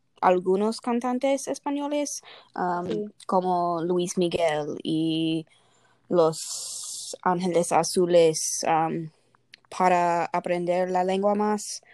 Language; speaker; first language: Spanish; non-native, learner; English